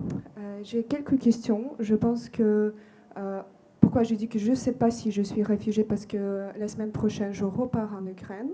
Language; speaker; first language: French; non-native, fluent; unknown